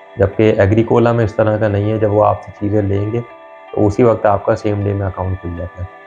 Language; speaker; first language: Urdu; non-native, local second language; Punjabi